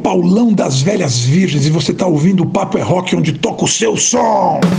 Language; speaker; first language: Portuguese; native; Portuguese